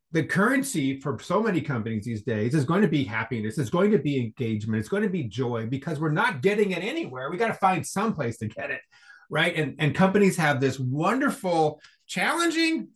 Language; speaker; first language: English; native; English